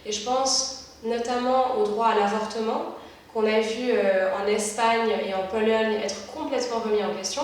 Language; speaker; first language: French; native; French